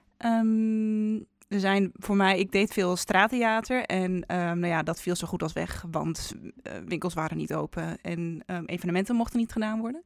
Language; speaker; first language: Dutch; native; Dutch